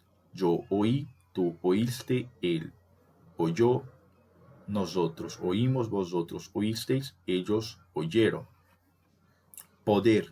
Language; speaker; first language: Spanish; non-native, fluent; Portuguese